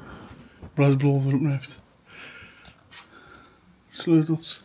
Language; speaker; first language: Dutch; native; Dutch